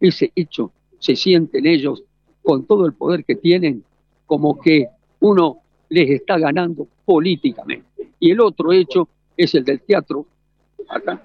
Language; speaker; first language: Spanish; native; Spanish